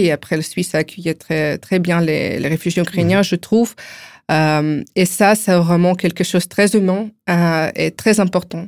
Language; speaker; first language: French; non-native, fluent; Ukrainian